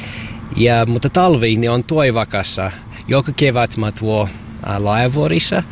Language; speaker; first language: Finnish; non-native, learner; English